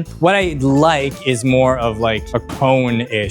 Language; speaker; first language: English; native; English